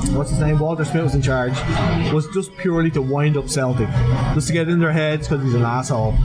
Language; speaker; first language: English; native; English